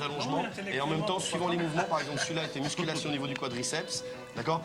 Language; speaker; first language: French; native; French